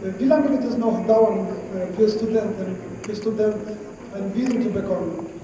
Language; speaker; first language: German; non-native, learner; Albanian